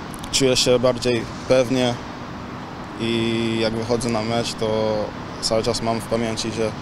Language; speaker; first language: Polish; non-native, fluent; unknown